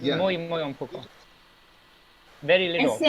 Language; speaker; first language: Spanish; non-native, learner; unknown